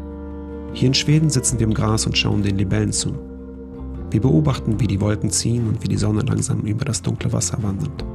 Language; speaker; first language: German; native; German